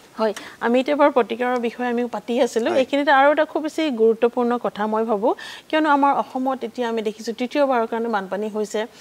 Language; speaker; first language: Assamese; native; Assamese